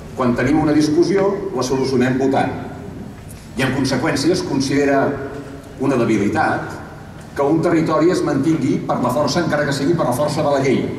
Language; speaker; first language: Catalan; native; Catalan